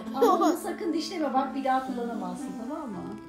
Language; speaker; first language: Turkish; native; Turkish